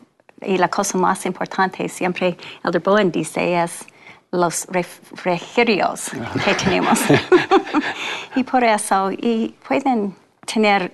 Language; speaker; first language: Spanish; non-native, learner; English